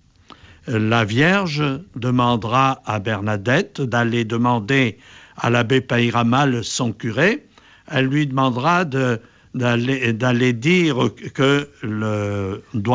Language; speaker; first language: French; native; French